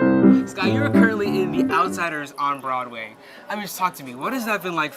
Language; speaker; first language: English; native; English